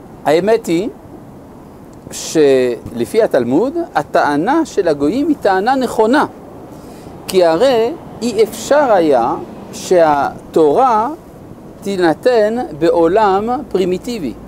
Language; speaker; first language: Hebrew; non-native, fluent; French